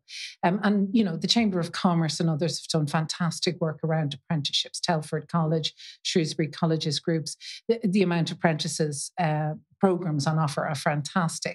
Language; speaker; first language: English; native; English